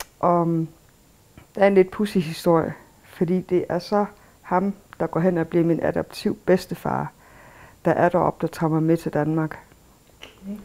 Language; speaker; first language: Danish; early bilingual, other home language; Kalaallisut